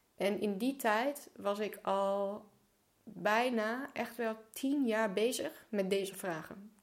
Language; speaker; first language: Dutch; non-native, fluent; German